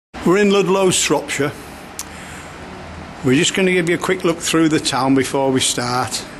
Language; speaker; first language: English; native; English